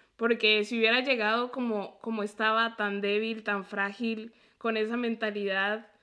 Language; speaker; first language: Spanish; native; Spanish